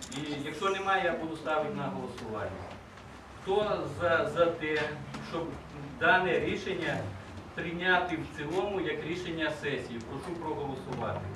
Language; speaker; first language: Ukrainian; native; Ukrainian